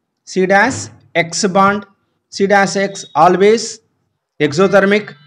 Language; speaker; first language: English; non-native, local second language; Telugu